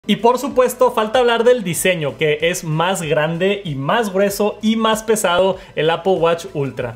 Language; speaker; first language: Spanish; native; Spanish